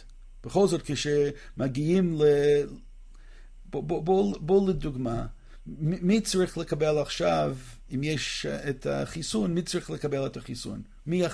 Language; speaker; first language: Hebrew; non-native, fluent; English